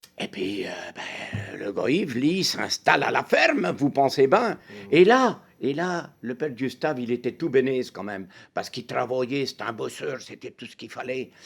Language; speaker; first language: French; native; French